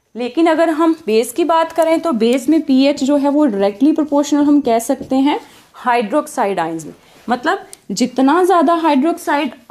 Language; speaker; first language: Hindi; non-native, local second language; Punjabi